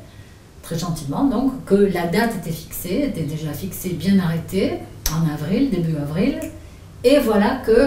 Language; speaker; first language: French; native; French